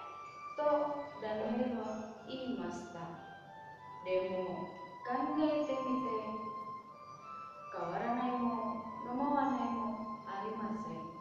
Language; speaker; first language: Japanese; non-native, learner; Indonesian